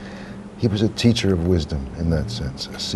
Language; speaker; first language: English; native; English